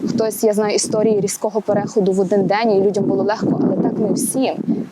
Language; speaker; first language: Ukrainian; native; Ukrainian